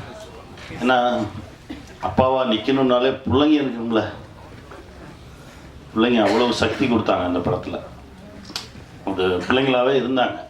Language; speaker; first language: Tamil; native; Tamil